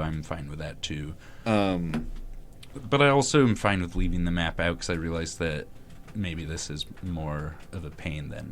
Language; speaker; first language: English; native; English